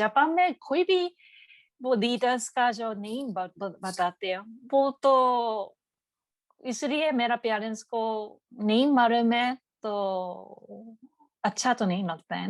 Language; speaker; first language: Hindi; non-native, learner; Japanese